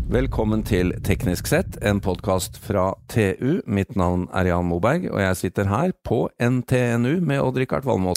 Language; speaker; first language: Norwegian; native; Norwegian